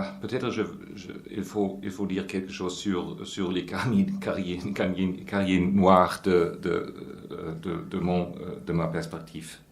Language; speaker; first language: French; non-native, fluent; German